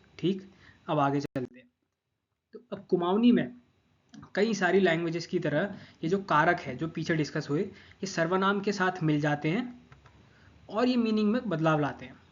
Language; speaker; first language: Hindi; non-native, local second language; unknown